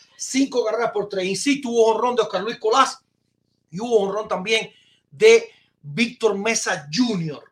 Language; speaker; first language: Spanish; native; Spanish